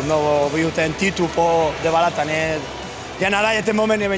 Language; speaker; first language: Polish; non-native, learner; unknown